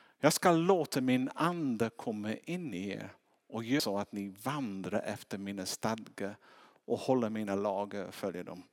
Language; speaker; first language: Swedish; non-native, fluent; English